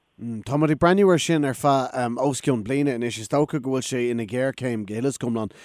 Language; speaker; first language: Irish; non-native, local second language; English